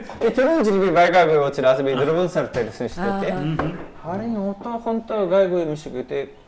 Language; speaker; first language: Mongolian; non-native, learner; Japanese